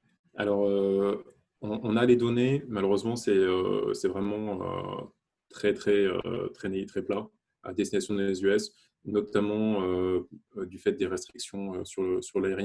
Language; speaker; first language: French; native; French